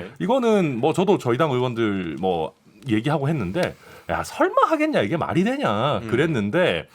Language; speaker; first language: Korean; native; Korean